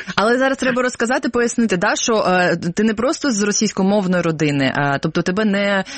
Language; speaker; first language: Ukrainian; non-native, local second language; Russian